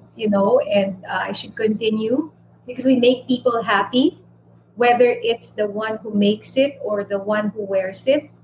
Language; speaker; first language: English; non-native, local second language; Iloko